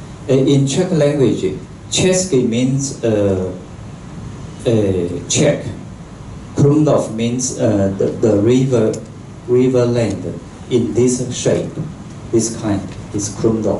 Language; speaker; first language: English; non-native, local second language; Chinese